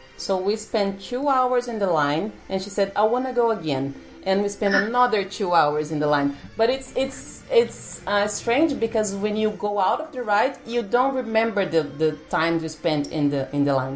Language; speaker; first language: English; non-native, fluent; Portuguese